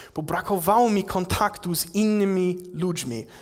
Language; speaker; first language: Polish; non-native, fluent; English